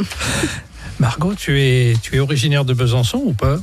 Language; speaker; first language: French; native; French